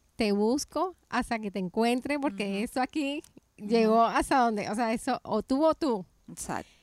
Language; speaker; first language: Spanish; native; Spanish